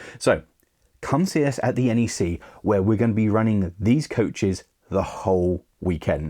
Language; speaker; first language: English; native; English